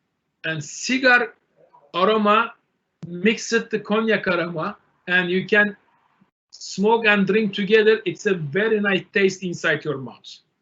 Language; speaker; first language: English; non-native, learner; Turkish